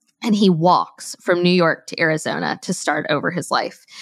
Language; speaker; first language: English; native; English